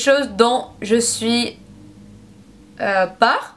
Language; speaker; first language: French; non-native, learner; English